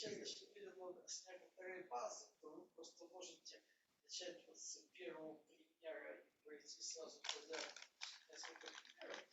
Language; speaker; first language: Russian; native; Russian